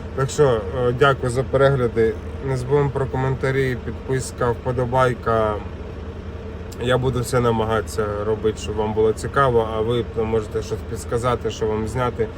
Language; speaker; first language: Ukrainian; non-native, local second language; Russian